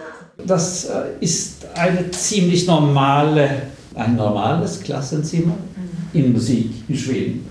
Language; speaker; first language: German; non-native, fluent; Swedish